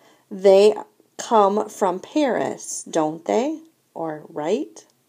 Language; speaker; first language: English; native; English